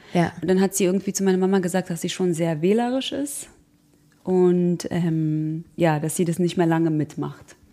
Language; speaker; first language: German; early bilingual, other home language; Croatian